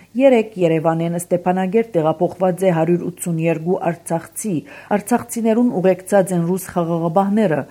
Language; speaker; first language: Armenian; early bilingual, heritage; Armenian